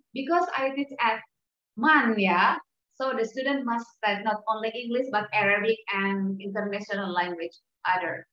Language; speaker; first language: English; non-native, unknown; Indonesian